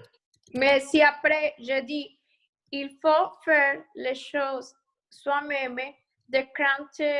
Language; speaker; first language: French; non-native, learner; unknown